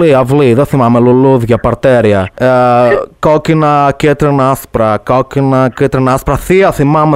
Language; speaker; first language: Greek; native; Greek